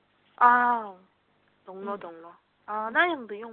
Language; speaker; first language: Chinese; non-native, learner; Korean